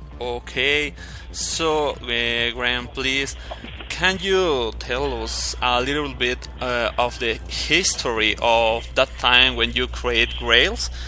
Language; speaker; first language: English; non-native, learner; Spanish